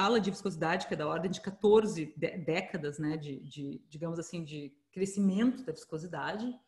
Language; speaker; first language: Portuguese; native; Portuguese